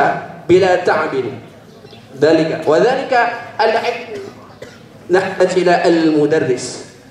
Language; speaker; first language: Arabic; non-native, learner; Indonesian